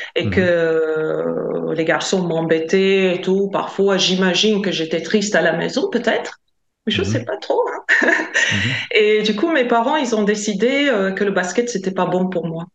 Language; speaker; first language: French; non-native, fluent; Latvian